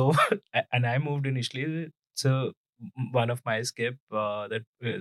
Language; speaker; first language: English; non-native, local second language; Punjabi